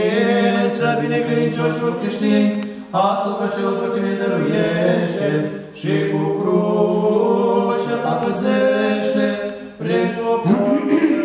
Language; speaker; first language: Romanian; native; Romanian